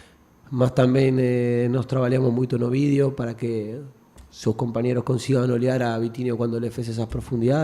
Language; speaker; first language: Portuguese; non-native, fluent; Spanish